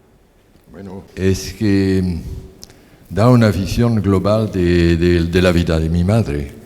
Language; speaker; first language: Spanish; non-native, learner; French